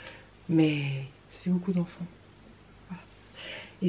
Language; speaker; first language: French; native; French